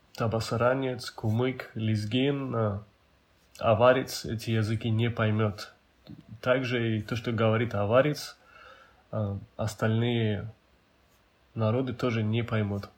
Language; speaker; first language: Russian; non-native, local second language; Avaric